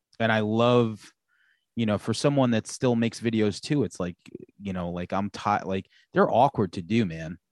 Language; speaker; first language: English; native; English